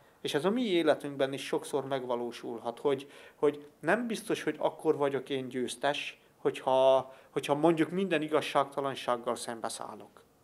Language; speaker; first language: Hungarian; native; Hungarian